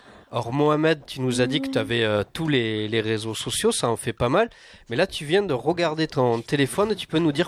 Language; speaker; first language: French; native; French